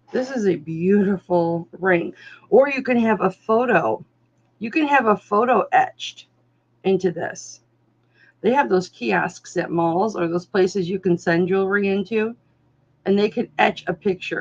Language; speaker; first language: English; native; English